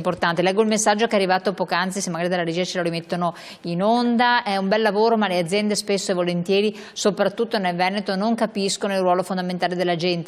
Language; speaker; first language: Italian; native; Italian